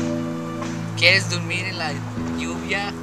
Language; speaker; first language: Spanish; non-native, learner; English